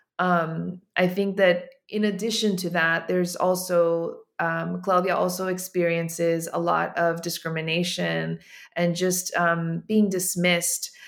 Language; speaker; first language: English; native; English